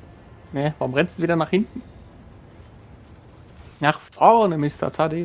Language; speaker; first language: German; native; German